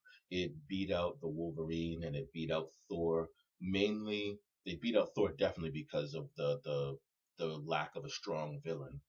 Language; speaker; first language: English; native; English